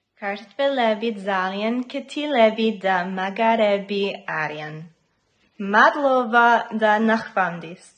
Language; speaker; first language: Georgian; non-native, learner; English